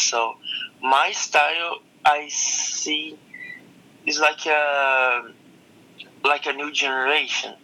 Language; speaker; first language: English; non-native, learner; Portuguese